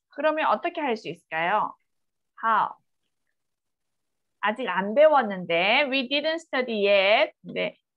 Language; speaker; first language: Korean; native; Korean